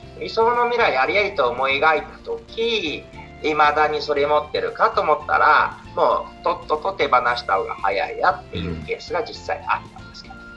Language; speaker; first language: Japanese; native; Japanese